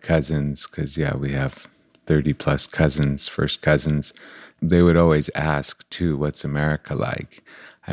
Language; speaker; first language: English; native; English